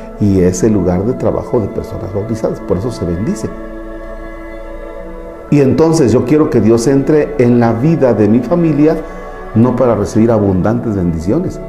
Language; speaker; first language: Spanish; native; Spanish